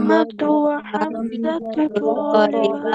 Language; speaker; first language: Arabic; non-native, learner; Bangla